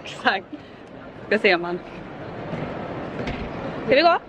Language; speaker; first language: Swedish; native; Swedish